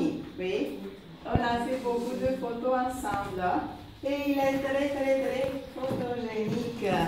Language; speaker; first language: French; non-native, fluent; Romanian